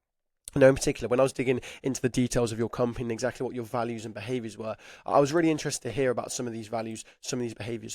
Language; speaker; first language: English; native; English